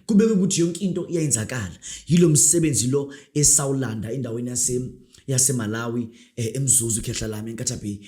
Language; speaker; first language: Zulu; non-native, local second language; Northern Sotho